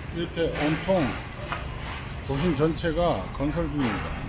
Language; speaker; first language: Korean; native; Korean